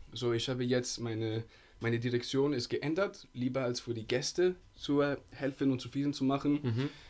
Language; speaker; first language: German; non-native, learner; Italian